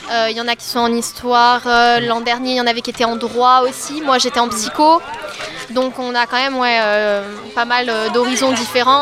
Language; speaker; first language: French; native; French